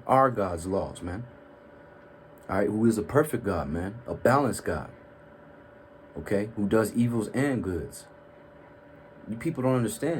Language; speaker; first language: English; native; English